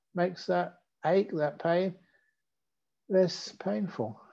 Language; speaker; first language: English; native; English